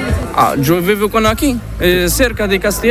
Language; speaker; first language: Spanish; non-native, learner; Arabic